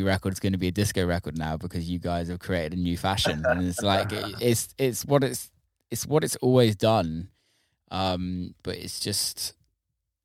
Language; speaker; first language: English; native; English